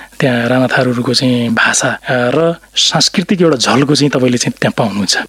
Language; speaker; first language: Nepali; non-native, local second language; Rana Tharu